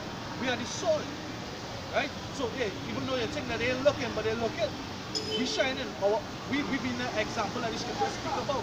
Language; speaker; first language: English; native; English